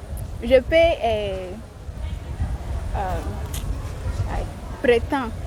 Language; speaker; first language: French; non-native, learner; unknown